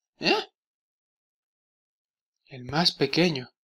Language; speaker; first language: Spanish; native; Spanish